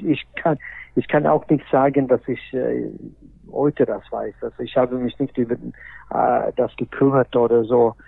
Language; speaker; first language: German; non-native, fluent; Swedish